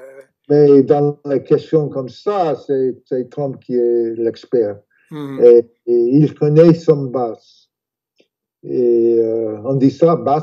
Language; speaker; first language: French; non-native, fluent; English